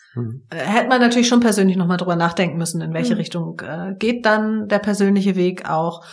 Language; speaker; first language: German; native; German